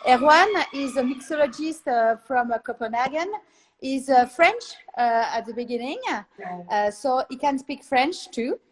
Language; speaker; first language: English; non-native, learner; French